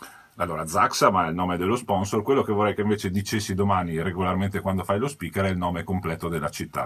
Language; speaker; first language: Italian; native; Italian